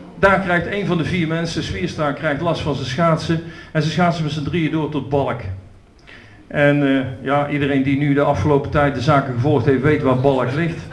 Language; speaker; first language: Dutch; native; Dutch